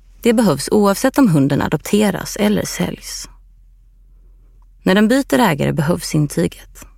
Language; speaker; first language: Swedish; native; Swedish